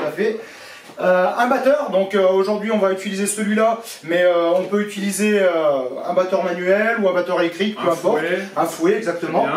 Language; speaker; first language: French; native; French